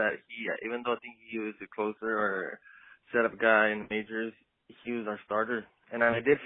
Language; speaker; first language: English; native; English